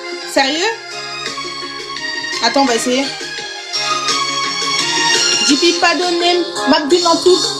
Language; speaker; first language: French; native; French